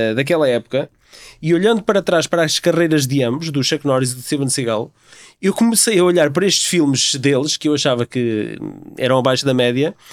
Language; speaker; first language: Portuguese; native; Portuguese